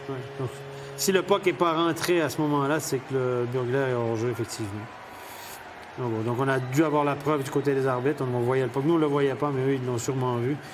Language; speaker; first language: French; native; French